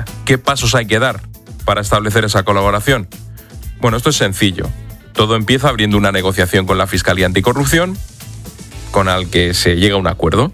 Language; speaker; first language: Spanish; native; Spanish